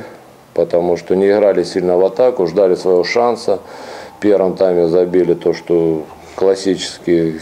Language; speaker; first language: Russian; native; Russian